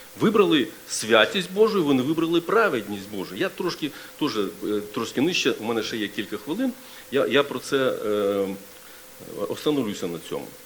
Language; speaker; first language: Ukrainian; non-native, local second language; Russian